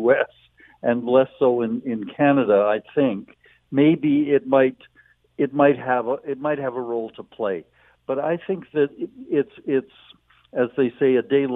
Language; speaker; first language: English; native; English